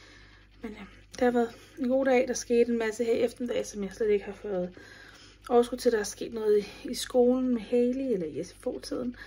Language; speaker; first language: Danish; native; Danish